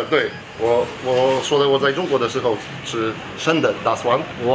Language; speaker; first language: Chinese; non-native, fluent; Polish